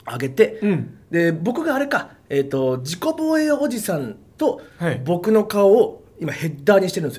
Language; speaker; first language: Japanese; native; Japanese